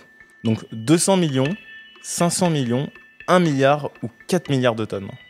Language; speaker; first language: French; native; French